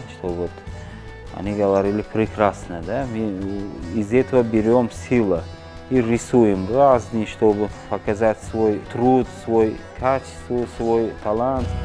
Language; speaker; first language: Russian; non-native, learner; Uzbek